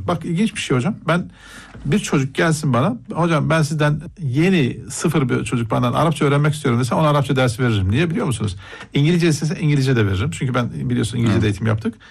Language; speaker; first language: Turkish; native; Turkish